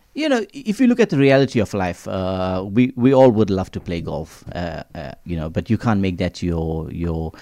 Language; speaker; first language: English; native; English